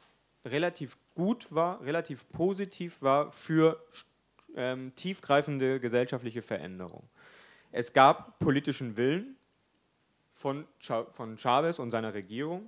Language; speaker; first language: German; native; German